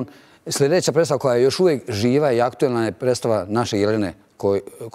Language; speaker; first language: Bosnian; native; Bosnian